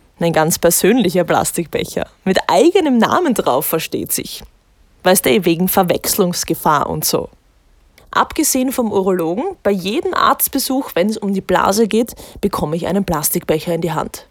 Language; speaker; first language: German; native; German